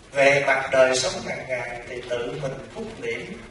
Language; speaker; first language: Vietnamese; native; Vietnamese